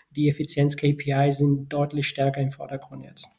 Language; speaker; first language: German; non-native, fluent; Spanish